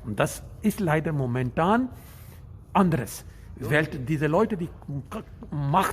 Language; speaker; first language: German; non-native, learner; Urdu